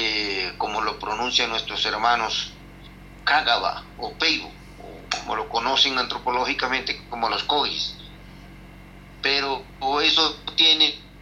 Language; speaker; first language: Spanish; non-native, local second language; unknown